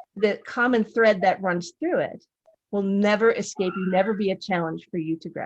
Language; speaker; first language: English; native; English